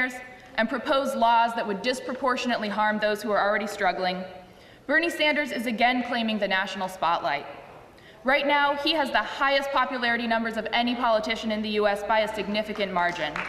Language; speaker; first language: English; native; English